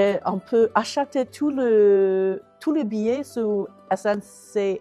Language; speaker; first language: French; non-native, learner; Chinese